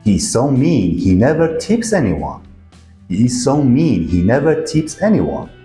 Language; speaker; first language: English; non-native, fluent; Persian